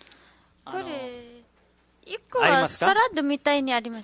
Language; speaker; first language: Japanese; non-native, learner; Nepali